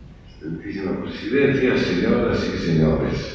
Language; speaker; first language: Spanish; native; Spanish